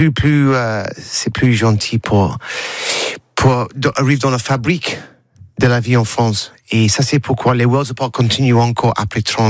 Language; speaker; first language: French; non-native, learner; English